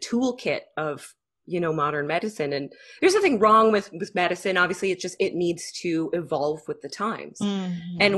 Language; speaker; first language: English; native; English